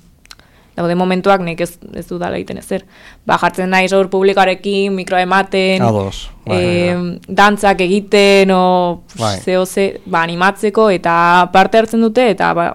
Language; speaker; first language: Basque; non-native, local second language; Spanish